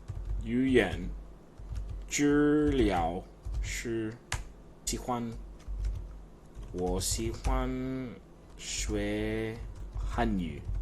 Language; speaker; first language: Chinese; non-native, learner; English